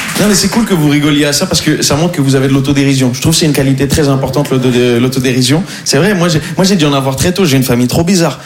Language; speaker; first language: French; non-native, local second language; Arabic